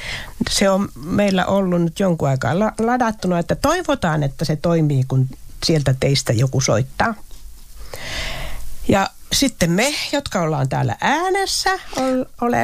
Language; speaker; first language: Finnish; native; Finnish